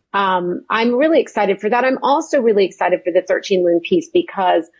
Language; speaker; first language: English; native; English